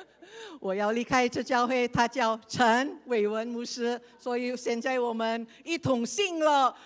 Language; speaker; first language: Chinese; non-native, learner; Indonesian